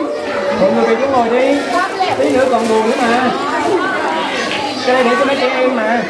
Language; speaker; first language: Vietnamese; native; Vietnamese